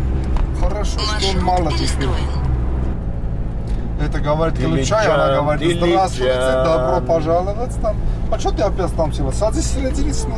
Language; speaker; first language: Russian; non-native, learner; Armenian